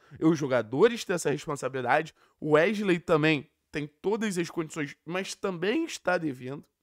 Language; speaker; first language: Portuguese; native; Portuguese